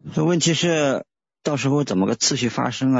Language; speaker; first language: Chinese; native; Chinese